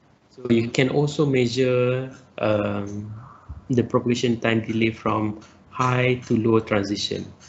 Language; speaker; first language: English; non-native, local second language; Malay